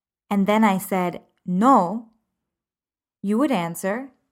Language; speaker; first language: English; native; English